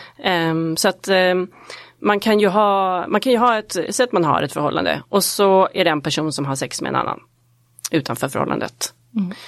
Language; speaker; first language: Swedish; native; Swedish